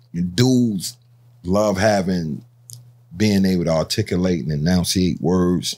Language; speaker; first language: English; native; English